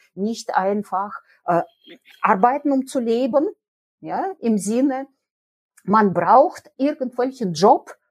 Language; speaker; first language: German; non-native, fluent; Russian